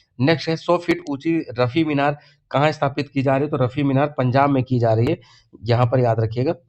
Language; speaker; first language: Hindi; native; Hindi